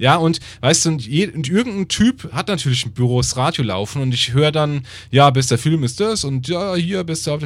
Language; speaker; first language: German; native; German